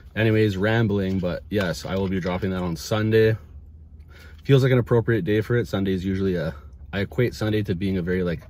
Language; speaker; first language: English; native; English